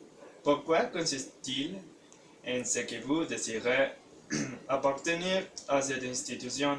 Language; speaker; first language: French; non-native, learner; Spanish